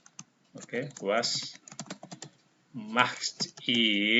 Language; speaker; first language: German; non-native, fluent; Indonesian